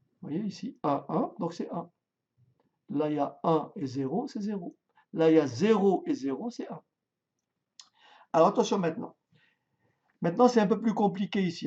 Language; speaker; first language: French; native; French